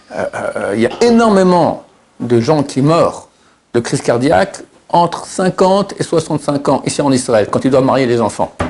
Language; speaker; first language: French; native; French